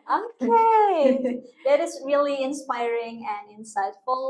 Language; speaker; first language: English; non-native, fluent; Indonesian